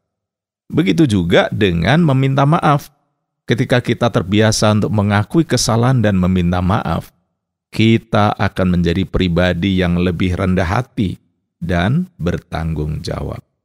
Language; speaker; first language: Indonesian; native; Indonesian